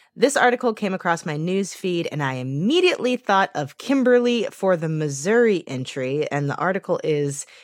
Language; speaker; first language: English; native; English